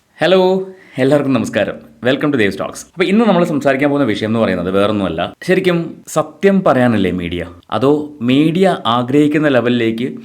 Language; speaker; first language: Malayalam; native; Malayalam